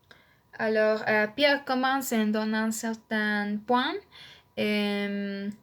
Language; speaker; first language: French; non-native, learner; Spanish